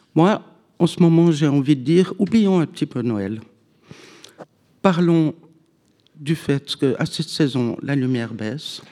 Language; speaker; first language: French; native; French